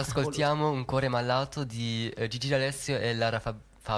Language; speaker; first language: Italian; early bilingual, heritage; Italian